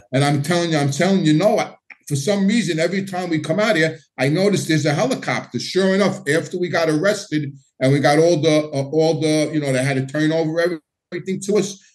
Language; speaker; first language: English; native; English